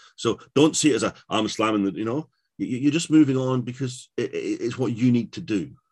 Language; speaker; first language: English; native; English